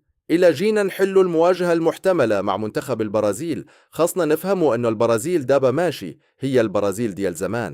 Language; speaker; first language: Arabic; native; Arabic